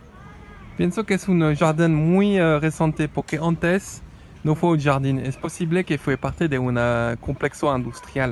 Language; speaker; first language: Spanish; non-native, fluent; French